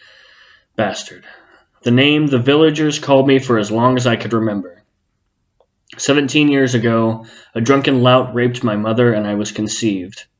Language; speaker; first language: English; native; English